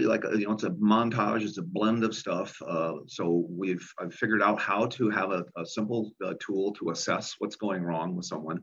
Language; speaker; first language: English; native; English